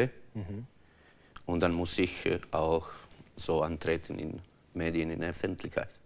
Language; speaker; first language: German; non-native, learner; Croatian